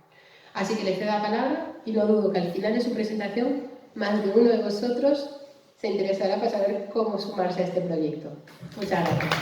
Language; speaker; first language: Spanish; native; Spanish